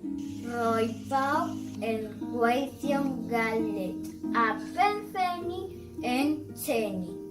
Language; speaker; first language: Welsh; non-native, learner; Spanish